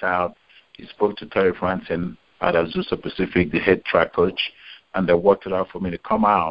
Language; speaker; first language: English; non-native, local second language; Igbo